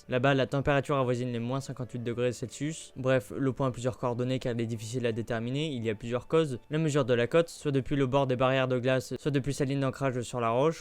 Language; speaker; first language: French; native; French